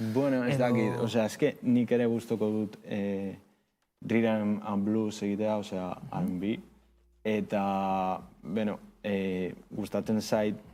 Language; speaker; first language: Basque; non-native, local second language; Spanish